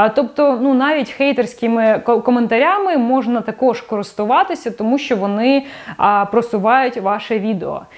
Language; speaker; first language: Ukrainian; non-native, local second language; Russian